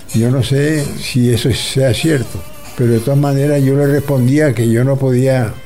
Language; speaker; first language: Spanish; native; Spanish